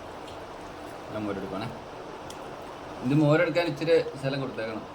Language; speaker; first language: Malayalam; native; Malayalam